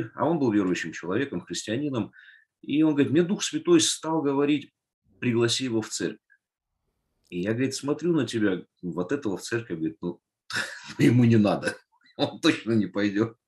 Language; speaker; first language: Russian; native; Russian